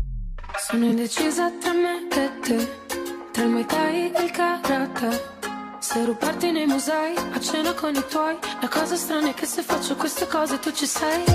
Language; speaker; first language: Italian; native; Italian